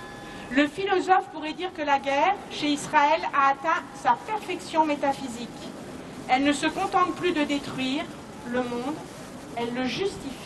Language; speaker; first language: French; native; French